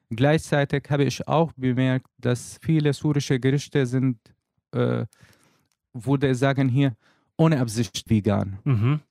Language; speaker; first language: German; non-native, learner; Arabic